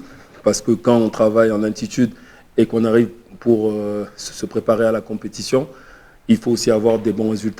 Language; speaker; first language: French; native; French